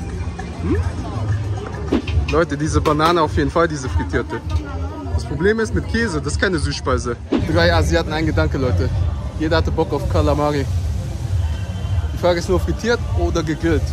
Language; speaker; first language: German; early bilingual, other home language; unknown